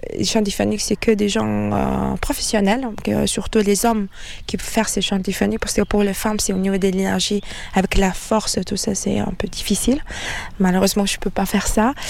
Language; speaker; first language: French; non-native, fluent; Mongolian